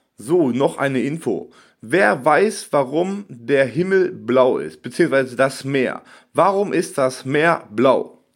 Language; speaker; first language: German; native; German